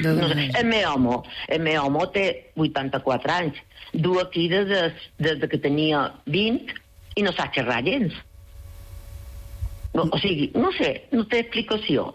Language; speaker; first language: Catalan; non-native, local second language; Spanish